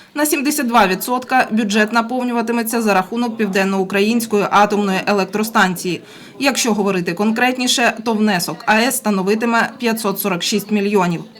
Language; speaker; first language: Ukrainian; native; Ukrainian